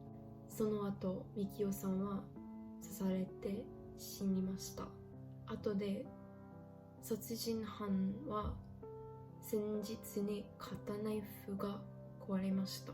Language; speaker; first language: Japanese; non-native, learner; English